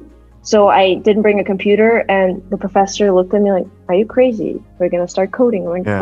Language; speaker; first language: English; non-native, fluent; Russian